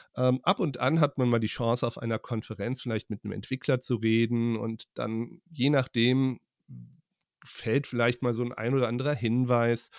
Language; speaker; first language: German; native; German